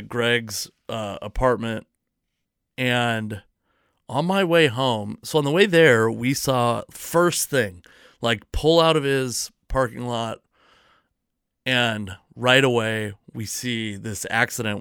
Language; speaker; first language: English; native; English